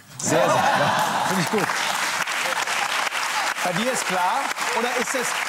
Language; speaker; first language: German; native; German